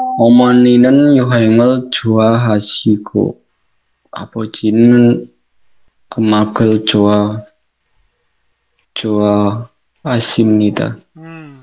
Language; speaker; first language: Korean; non-native, learner; Indonesian